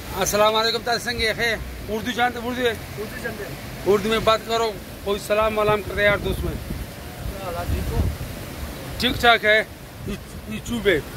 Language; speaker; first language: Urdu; non-native, local second language; Pashto